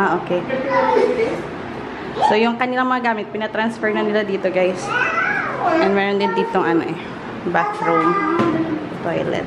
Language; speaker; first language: Filipino; non-native, local second language; Hiligaynon